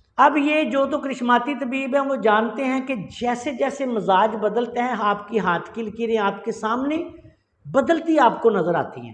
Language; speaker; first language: Urdu; non-native, local second language; Punjabi